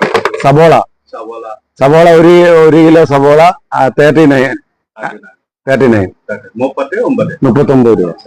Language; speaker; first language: Malayalam; non-native, learner; Assamese